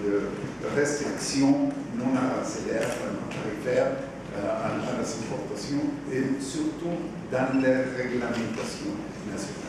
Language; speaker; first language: French; non-native, fluent; Spanish